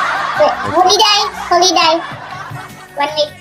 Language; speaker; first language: English; non-native, learner; Indonesian